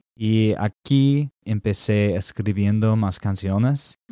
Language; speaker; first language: Spanish; non-native, learner; English